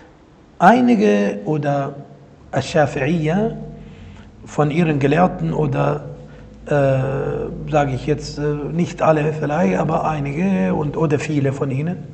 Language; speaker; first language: German; non-native, fluent; Arabic